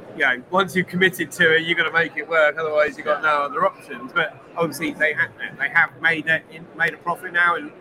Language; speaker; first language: English; native; English